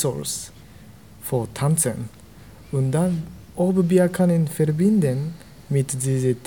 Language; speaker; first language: German; non-native, learner; Japanese